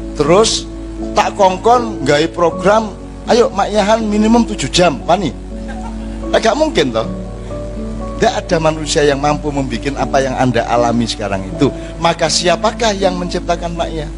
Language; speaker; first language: Javanese; native; Javanese